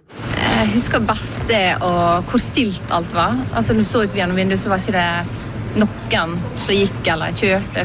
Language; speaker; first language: Norwegian; native; Norwegian